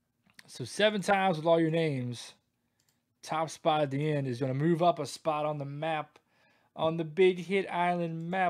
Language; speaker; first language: English; native; English